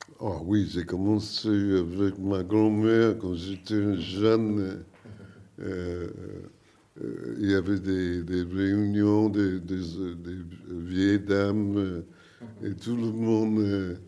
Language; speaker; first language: French; non-native, learner; English